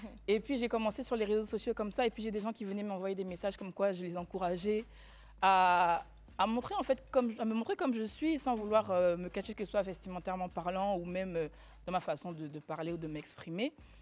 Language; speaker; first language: French; non-native, local second language; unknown